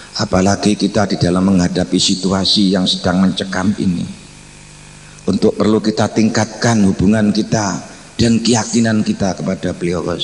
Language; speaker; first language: Indonesian; non-native, local second language; Javanese